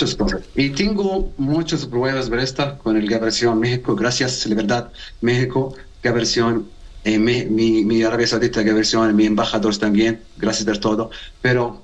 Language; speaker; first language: Spanish; non-native, learner; Arabic